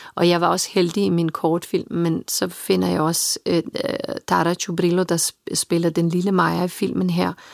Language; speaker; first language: Danish; early bilingual, other home language; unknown